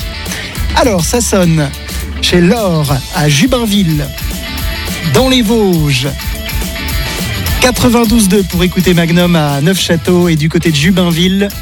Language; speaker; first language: French; native; French